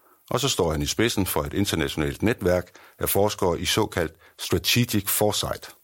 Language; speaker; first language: Danish; native; Danish